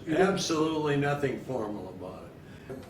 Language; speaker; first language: English; native; English